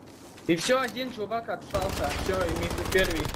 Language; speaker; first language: Russian; non-native, local second language; Latvian